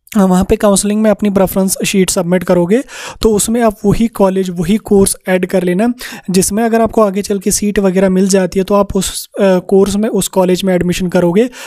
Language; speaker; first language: Hindi; non-native, local second language; Kashmiri